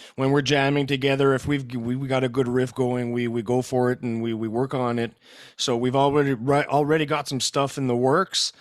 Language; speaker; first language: English; non-native, fluent; French